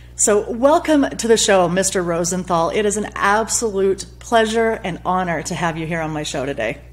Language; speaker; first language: English; native; English